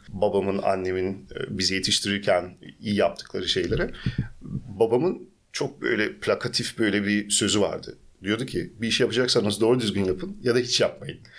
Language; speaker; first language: Turkish; early bilingual, heritage; Turkish